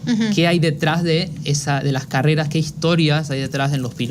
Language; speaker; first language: Spanish; native; Spanish